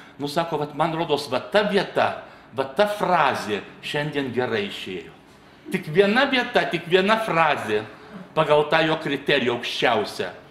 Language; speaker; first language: Lithuanian; native; Lithuanian